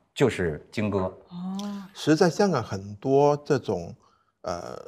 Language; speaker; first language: Chinese; non-native, fluent; Cantonese